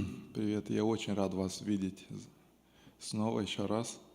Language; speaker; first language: Russian; non-native, local second language; Romanian